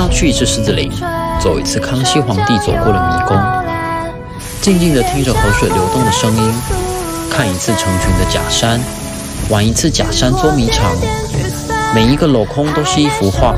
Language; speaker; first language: Chinese; native; Chinese